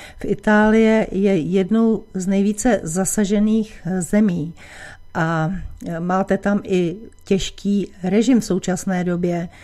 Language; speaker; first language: Czech; native; Czech